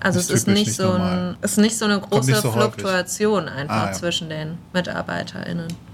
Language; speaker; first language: German; native; German